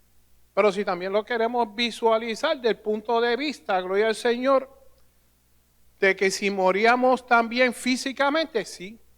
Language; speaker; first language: Spanish; native; Spanish